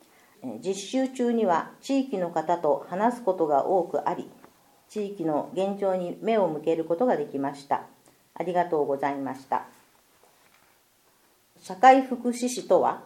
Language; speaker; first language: Japanese; native; Japanese